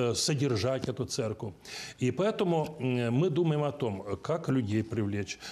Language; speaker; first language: Russian; non-native, local second language; Romanian